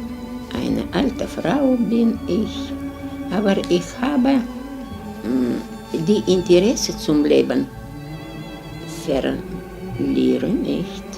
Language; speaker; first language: German; non-native, learner; Ukrainian